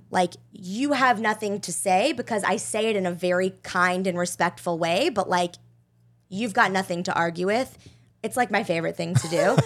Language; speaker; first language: English; native; English